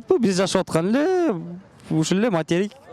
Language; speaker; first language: Kyrgyz; native; Kyrgyz